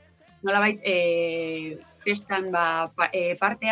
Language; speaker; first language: Basque; non-native, local second language; Spanish